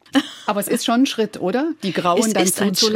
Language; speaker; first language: German; native; German